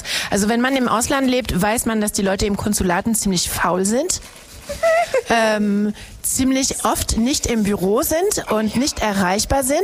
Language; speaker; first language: German; non-native, fluent; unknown